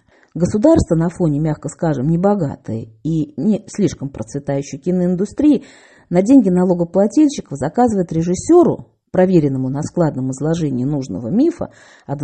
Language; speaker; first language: Russian; native; Russian